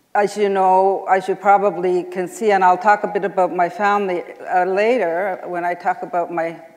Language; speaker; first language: English; native; English